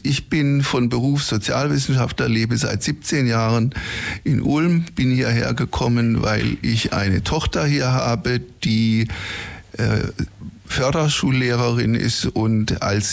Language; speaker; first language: German; native; German